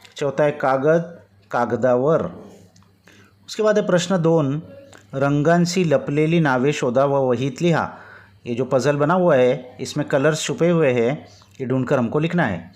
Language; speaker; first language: Hindi; non-native, local second language; Marathi